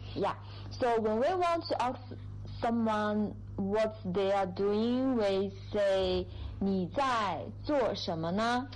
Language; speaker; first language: English; non-native, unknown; Chinese